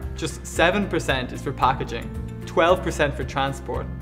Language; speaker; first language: English; native; English